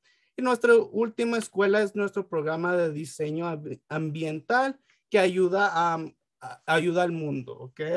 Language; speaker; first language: Spanish; early bilingual, heritage; Spanish